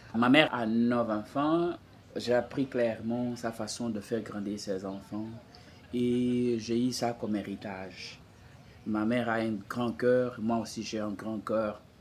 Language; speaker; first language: French; non-native, fluent; Portuguese